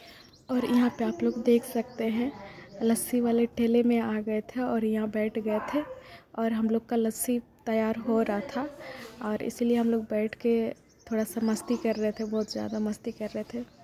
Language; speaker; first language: Hindi; non-native, local second language; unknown